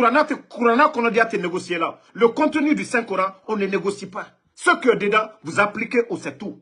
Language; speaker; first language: French; non-native, local second language; Mandingo